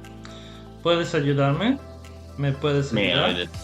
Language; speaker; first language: Spanish; non-native, fluent; English